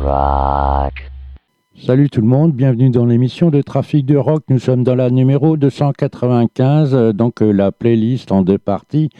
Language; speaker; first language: French; native; French